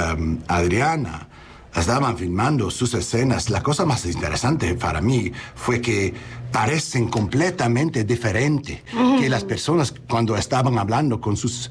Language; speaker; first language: Spanish; non-native, learner; English